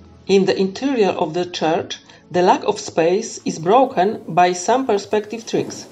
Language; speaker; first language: English; non-native, fluent; Polish